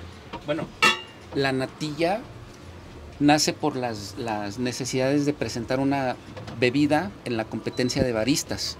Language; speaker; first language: Spanish; native; Spanish